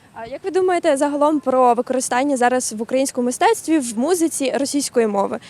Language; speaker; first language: Ukrainian; native; Ukrainian